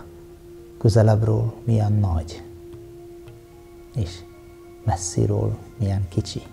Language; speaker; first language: Hungarian; non-native, fluent; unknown